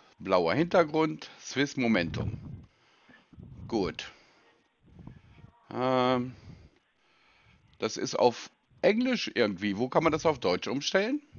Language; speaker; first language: German; native; German